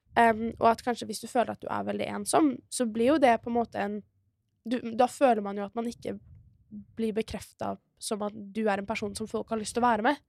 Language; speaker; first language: Norwegian; native; Norwegian